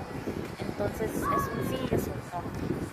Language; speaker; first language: Spanish; early bilingual, other home language; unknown